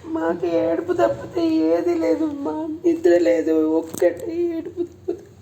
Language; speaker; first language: Telugu; native; Telugu